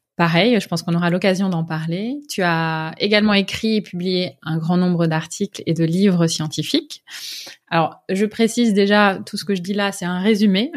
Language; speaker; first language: French; native; French